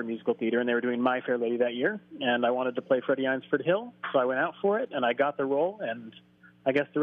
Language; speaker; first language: English; native; English